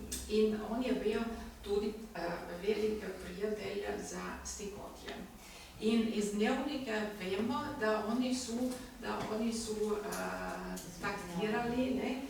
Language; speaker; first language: Slovenian; non-native, learner; German